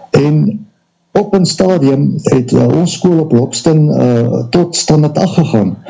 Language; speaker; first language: Afrikaans; native; Afrikaans